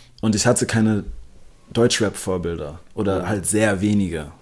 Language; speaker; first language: German; early bilingual, other home language; English